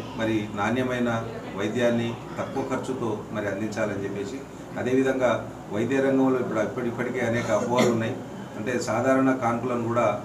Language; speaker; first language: Telugu; native; Telugu